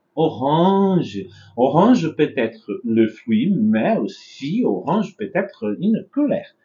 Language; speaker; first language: French; non-native, fluent; Portuguese